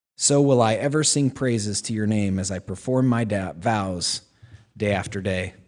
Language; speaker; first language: English; native; English